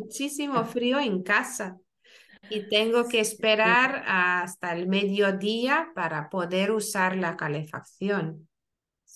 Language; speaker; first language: Spanish; non-native, fluent; Lithuanian